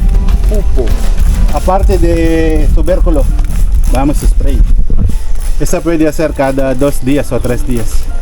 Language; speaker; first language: Spanish; non-native, learner; Filipino